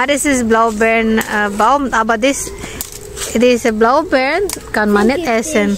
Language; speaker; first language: German; non-native, learner; Indonesian